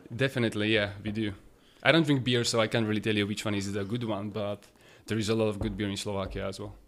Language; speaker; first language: English; non-native, fluent; Slovak